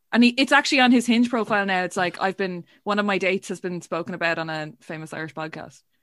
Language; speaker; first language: English; native; English